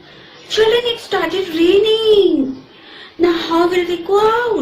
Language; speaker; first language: English; non-native, local second language; Hindi